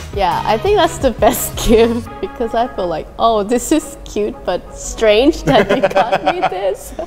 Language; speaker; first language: English; non-native, fluent; Thai